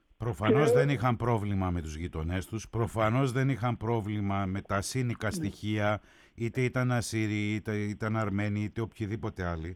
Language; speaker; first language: Greek; native; Greek